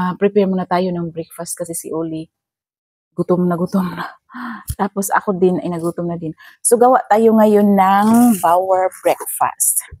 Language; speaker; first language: Filipino; non-native, local second language; Cebuano